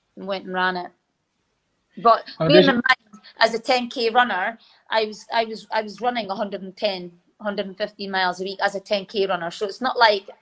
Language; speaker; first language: English; native; English